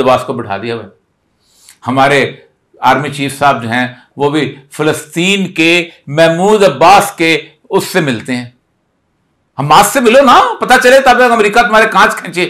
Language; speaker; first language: Urdu; native; Urdu